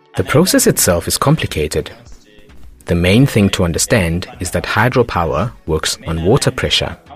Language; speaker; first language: English; non-native, local second language; Tumbuka